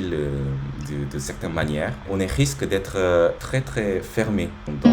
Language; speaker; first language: French; native; French